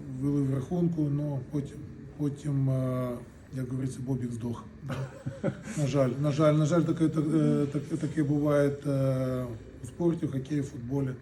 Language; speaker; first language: Ukrainian; non-native, local second language; Russian